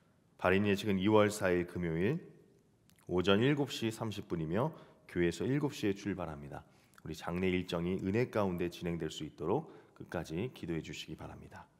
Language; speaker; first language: Korean; native; Korean